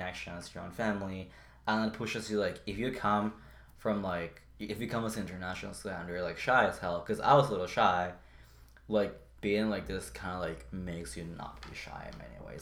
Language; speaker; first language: English; non-native, fluent; Spanish